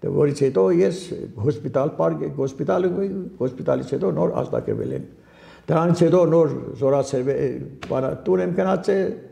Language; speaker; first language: Armenian; native; Armenian